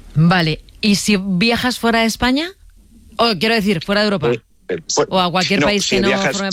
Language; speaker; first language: Spanish; native; Spanish